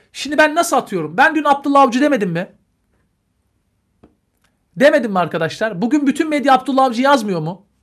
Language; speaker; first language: Turkish; native; Turkish